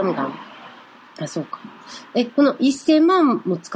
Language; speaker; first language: Japanese; native; Japanese